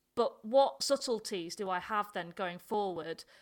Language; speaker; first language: English; native; English